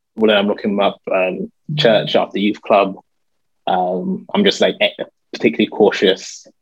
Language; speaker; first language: English; native; English